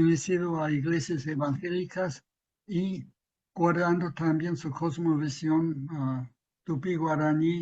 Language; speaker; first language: Spanish; non-native, fluent; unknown